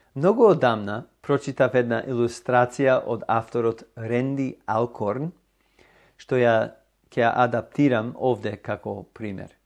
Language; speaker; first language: Macedonian; non-native, fluent; English